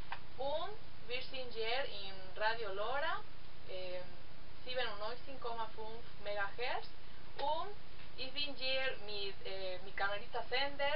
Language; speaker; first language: German; non-native, learner; Spanish